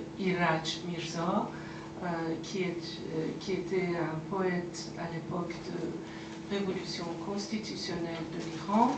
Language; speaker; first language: French; non-native, fluent; Persian